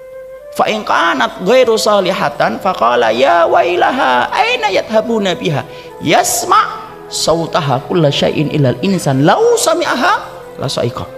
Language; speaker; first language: Indonesian; native; Indonesian